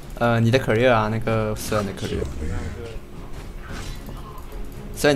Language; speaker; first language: Chinese; native; Chinese